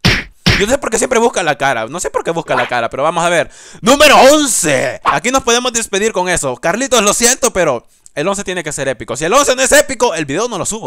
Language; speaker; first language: Spanish; native; Spanish